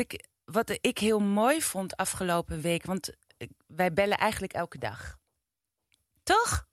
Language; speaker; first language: Dutch; native; Dutch